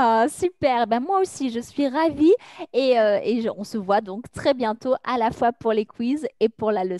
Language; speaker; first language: French; native; French